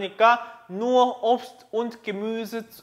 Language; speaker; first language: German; non-native, fluent; Korean